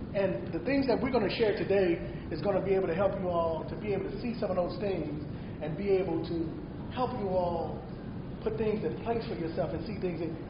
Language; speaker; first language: English; native; English